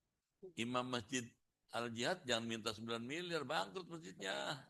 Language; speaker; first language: Indonesian; native; Indonesian